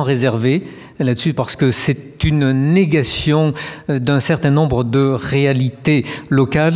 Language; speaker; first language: French; native; French